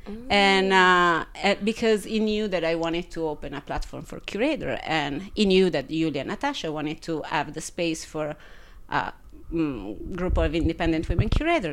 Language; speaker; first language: English; non-native, fluent; Italian